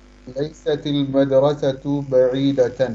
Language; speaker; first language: Arabic; non-native, learner; Urdu